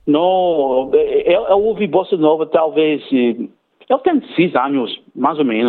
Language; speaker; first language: Portuguese; non-native, learner; English